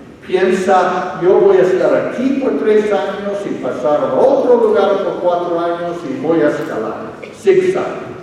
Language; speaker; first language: Spanish; non-native, fluent; English